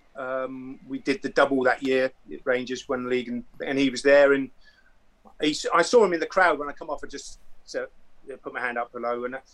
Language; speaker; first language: English; native; English